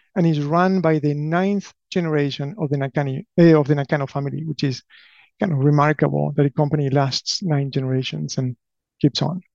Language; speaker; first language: English; non-native, fluent; Spanish